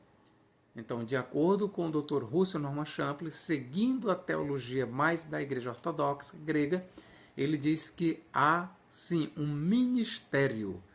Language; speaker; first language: Portuguese; native; Portuguese